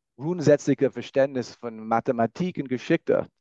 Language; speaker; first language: English; native; English